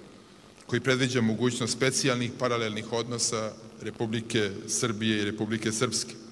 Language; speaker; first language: Serbian; native; Serbian